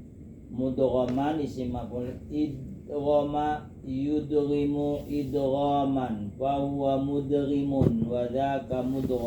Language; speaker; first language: Arabic; non-native, fluent; Indonesian